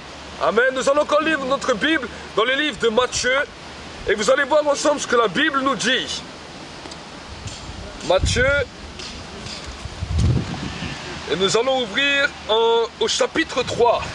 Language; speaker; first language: French; native; French